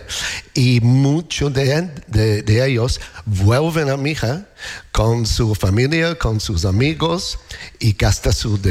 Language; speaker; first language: Spanish; non-native, learner; English